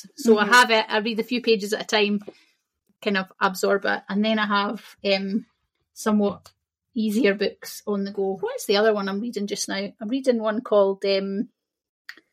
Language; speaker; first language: English; native; English